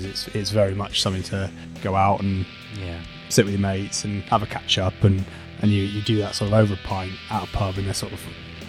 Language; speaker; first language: English; native; English